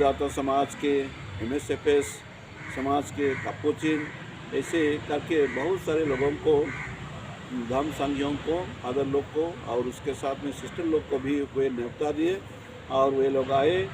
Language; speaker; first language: Hindi; non-native, local second language; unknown